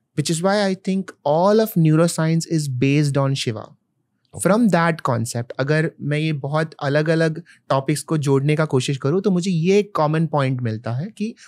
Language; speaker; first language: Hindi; non-native, local second language; Malayalam